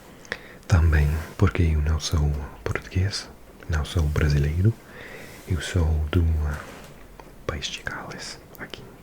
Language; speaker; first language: Portuguese; non-native, learner; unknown